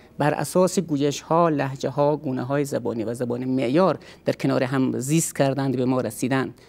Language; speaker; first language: Persian; native; Persian